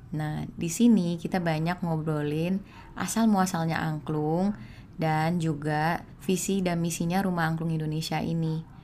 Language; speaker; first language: Indonesian; native; Indonesian